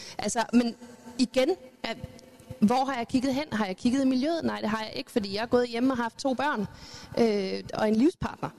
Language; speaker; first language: Danish; early bilingual, other home language; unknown